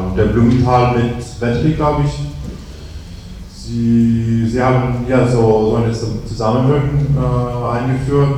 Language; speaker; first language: German; non-native, fluent; English